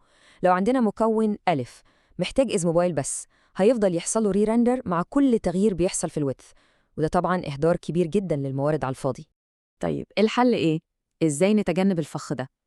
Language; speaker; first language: Arabic; native; Arabic